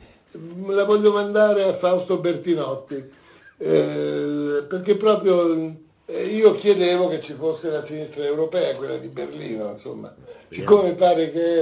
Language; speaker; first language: Italian; native; Italian